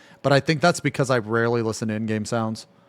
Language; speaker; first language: English; native; English